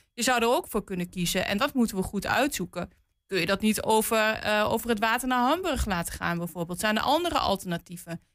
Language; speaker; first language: Dutch; native; Dutch